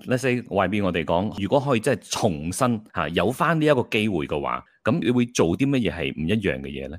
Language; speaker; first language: Cantonese; native; Cantonese